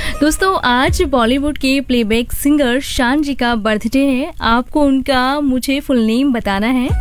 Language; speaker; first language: Hindi; native; Hindi